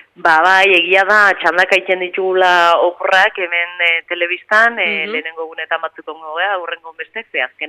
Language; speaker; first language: Basque; native; Basque